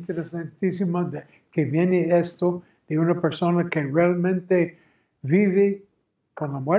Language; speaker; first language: Spanish; non-native, fluent; English